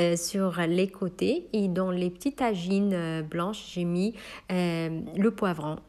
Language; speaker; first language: French; non-native, local second language; Arabic